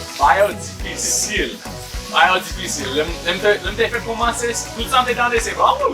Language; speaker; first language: Haitian Creole; non-native, learner; English